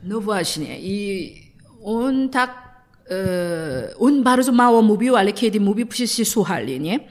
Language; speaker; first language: Polish; non-native, learner; Korean